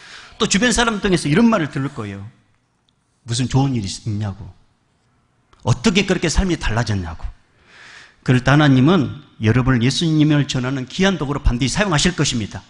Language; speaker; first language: Korean; native; Korean